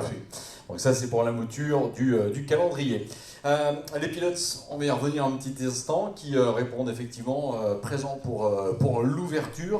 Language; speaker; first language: French; native; French